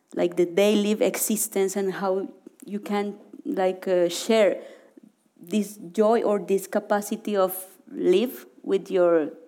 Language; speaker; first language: English; non-native, learner; Spanish